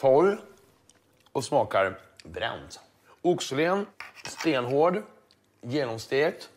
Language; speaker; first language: Swedish; native; Swedish